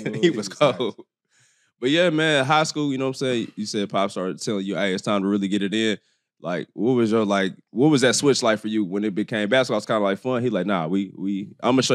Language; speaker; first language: English; native; English